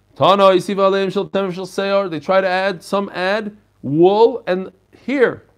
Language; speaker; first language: English; non-native, fluent; Hebrew